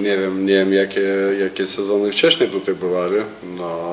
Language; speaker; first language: Polish; non-native, learner; Lithuanian